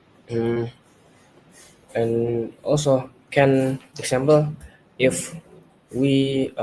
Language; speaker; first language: English; non-native, learner; Indonesian